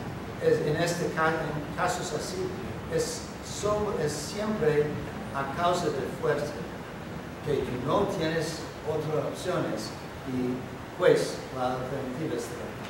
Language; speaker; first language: Spanish; non-native, fluent; English